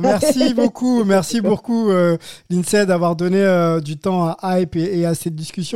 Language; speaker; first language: French; native; French